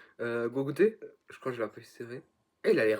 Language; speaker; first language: French; native; French